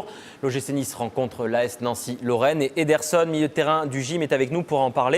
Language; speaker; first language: French; native; French